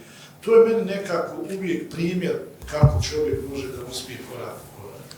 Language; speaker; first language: Bosnian; native; Bosnian